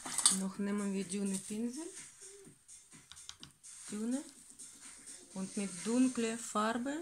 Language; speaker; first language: German; non-native, learner; Russian